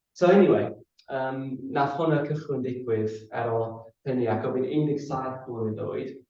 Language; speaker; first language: Welsh; non-native, fluent; English